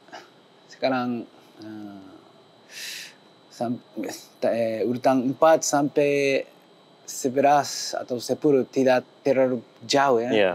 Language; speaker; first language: Indonesian; non-native, learner; Japanese